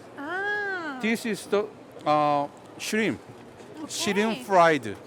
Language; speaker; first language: English; non-native, learner; Korean